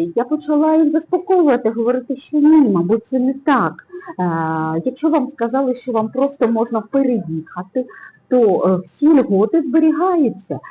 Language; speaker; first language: Ukrainian; native; Ukrainian